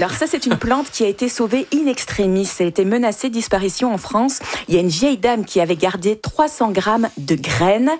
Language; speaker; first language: French; native; French